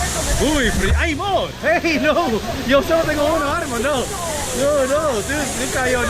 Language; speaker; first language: Spanish; non-native, learner; English